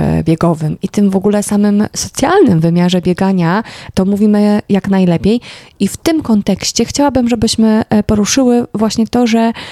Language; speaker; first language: Polish; native; Polish